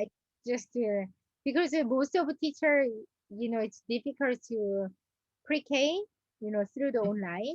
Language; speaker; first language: English; non-native, learner; Korean